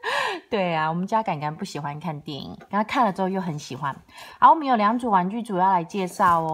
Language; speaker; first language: Chinese; native; Chinese